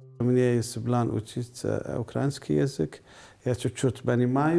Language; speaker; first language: Russian; non-native, learner; Arabic